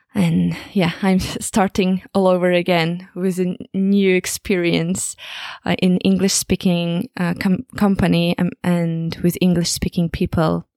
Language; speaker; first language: English; non-native, fluent; Kazakh